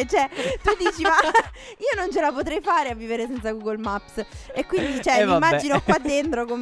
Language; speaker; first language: Italian; native; Italian